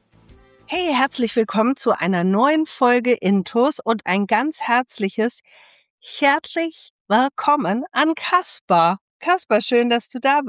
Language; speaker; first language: German; native; German